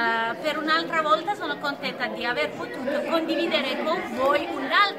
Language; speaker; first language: Italian; non-native, fluent; Persian